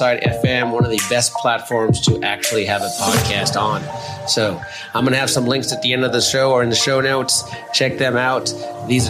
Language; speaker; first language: English; native; English